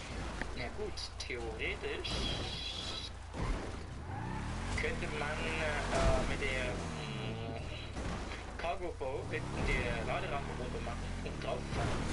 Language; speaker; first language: German; native; German